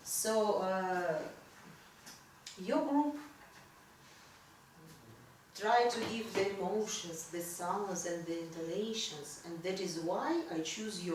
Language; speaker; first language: English; non-native, fluent; Russian